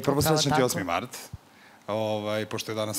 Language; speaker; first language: Serbian; native; Serbian